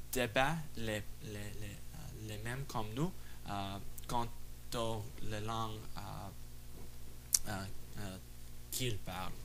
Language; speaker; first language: French; non-native, fluent; English